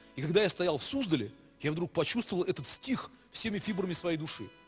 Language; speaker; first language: Russian; native; Russian